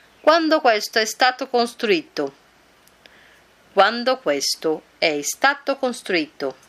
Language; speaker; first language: Italian; non-native, fluent; Portuguese